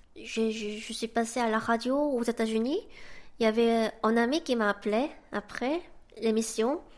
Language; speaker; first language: French; non-native, fluent; Korean